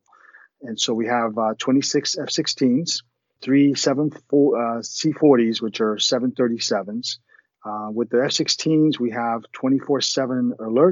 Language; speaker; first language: English; early bilingual, other home language; Spanish